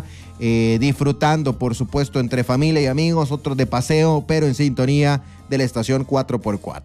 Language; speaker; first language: Spanish; native; Spanish